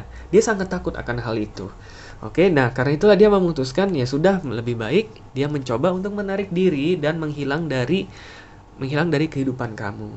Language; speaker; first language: Indonesian; native; Indonesian